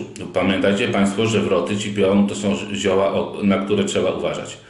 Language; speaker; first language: Polish; native; Polish